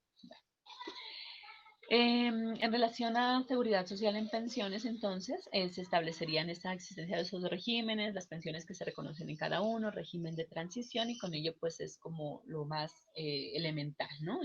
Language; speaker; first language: Spanish; native; Spanish